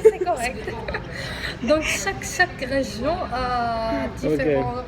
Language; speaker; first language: French; non-native, local second language; Arabic